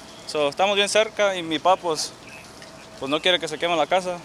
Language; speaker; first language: Spanish; early bilingual, heritage; Spanish